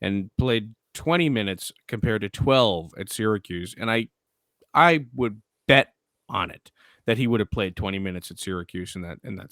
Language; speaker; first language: English; native; English